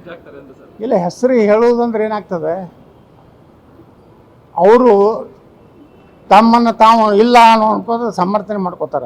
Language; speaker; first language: Kannada; native; Kannada